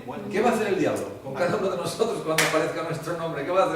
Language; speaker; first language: Spanish; native; Spanish